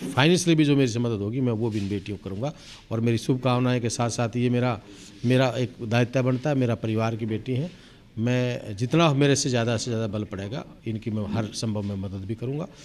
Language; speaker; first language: Hindi; native; Hindi